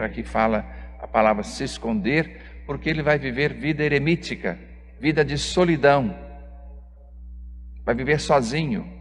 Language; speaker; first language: Portuguese; native; Portuguese